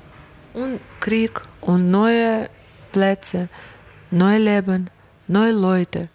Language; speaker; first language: German; non-native, learner; Ukrainian